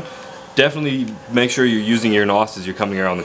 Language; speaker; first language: English; native; English